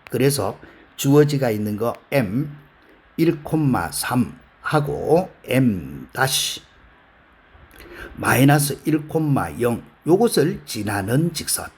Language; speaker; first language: Korean; native; Korean